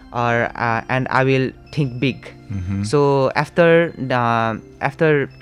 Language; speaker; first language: English; non-native, local second language; Nepali